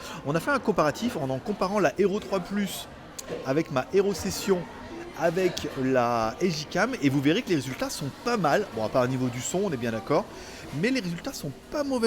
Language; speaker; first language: French; native; French